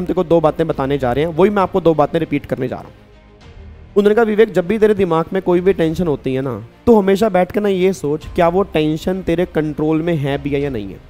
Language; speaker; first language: Hindi; native; Hindi